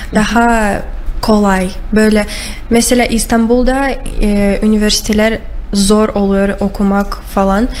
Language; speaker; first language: Turkish; non-native, learner; Russian